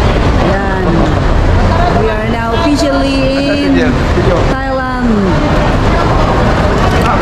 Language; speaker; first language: English; non-native, local second language; Filipino